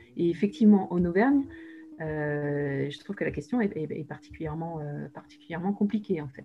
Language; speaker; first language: French; native; French